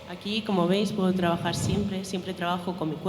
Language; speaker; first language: Spanish; native; Spanish